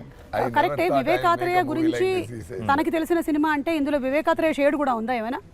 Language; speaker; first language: Telugu; native; Telugu